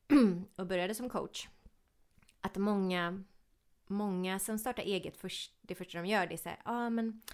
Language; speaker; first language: Swedish; early bilingual, other home language; Ukrainian